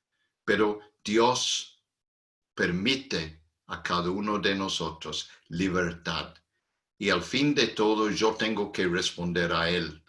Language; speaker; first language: Spanish; non-native, fluent; English